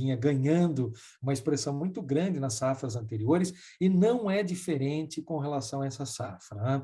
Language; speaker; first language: Portuguese; native; Portuguese